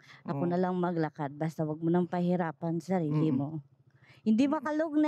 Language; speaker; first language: Filipino; native; Filipino